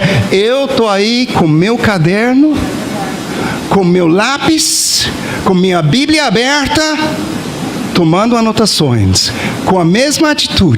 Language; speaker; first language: Portuguese; non-native, fluent; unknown